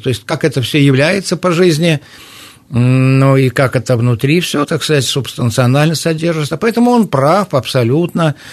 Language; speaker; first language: Russian; native; Russian